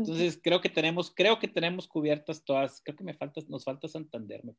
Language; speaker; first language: Spanish; native; Spanish